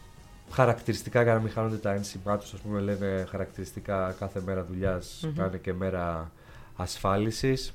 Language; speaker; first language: Greek; native; Greek